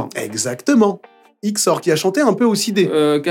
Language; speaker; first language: French; native; French